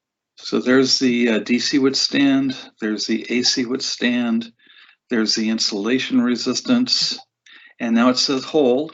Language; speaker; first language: English; native; English